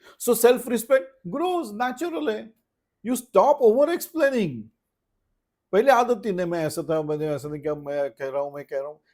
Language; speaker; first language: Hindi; non-native, local second language; Marathi